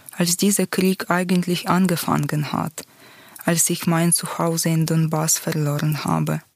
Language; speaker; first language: German; non-native, fluent; Ukrainian